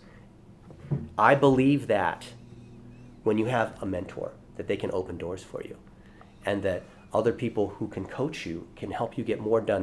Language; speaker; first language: English; early bilingual, other home language; Chinese